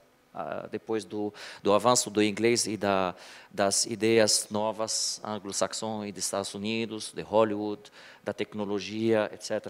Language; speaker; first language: Portuguese; non-native, fluent; Arabic